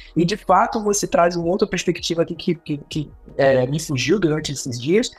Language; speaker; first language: Portuguese; native; Portuguese